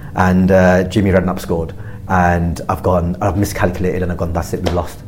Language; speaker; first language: English; native; English